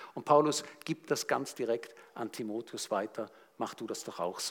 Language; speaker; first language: German; native; German